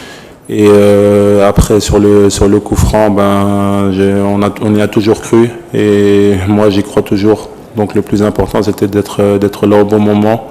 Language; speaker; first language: French; native; French